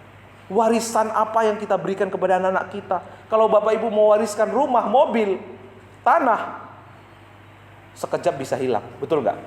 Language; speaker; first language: Indonesian; native; Indonesian